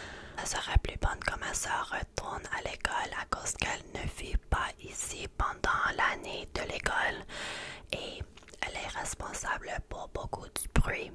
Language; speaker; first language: French; non-native, learner; English